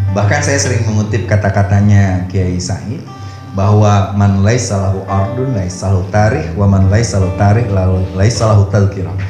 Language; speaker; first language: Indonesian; non-native, local second language; Javanese